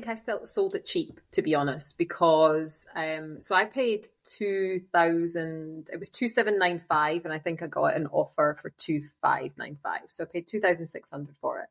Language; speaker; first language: English; native; English